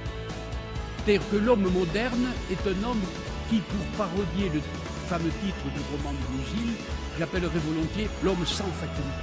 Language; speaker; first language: French; native; French